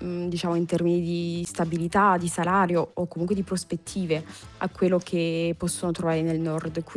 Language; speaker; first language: Italian; non-native, fluent; French